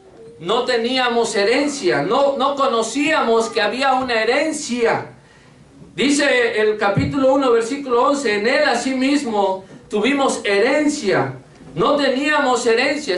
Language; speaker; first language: Spanish; native; Spanish